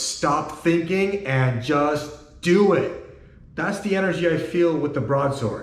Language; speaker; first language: English; native; English